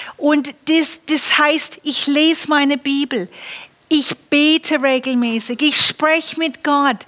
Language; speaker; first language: German; non-native, fluent; English